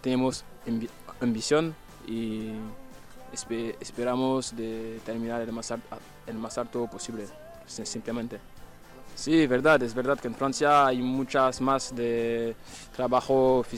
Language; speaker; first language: Spanish; non-native, fluent; French